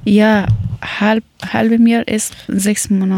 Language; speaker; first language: German; non-native, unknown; Persian